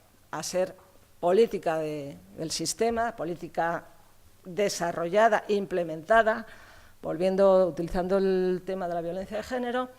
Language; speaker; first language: Spanish; native; Spanish